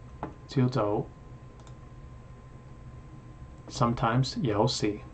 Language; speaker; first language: Cantonese; non-native, learner; English